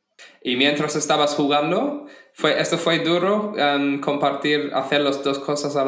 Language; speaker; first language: Spanish; non-native, fluent; English